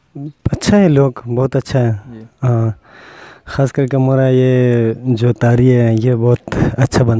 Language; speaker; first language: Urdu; non-native, local second language; Khowar